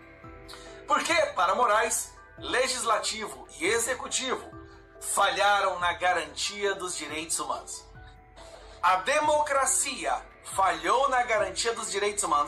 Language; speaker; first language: Portuguese; native; Portuguese